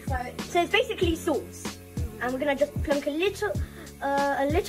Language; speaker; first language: English; native; English